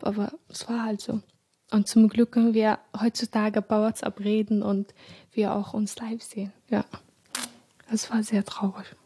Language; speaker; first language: German; early bilingual, other home language; Arabic